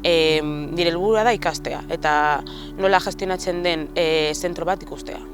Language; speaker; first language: Basque; non-native, local second language; Spanish